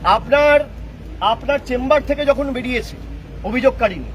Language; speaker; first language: Bangla; native; Bangla